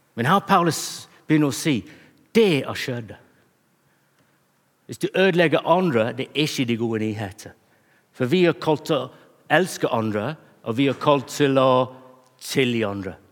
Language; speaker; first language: Norwegian; non-native, fluent; English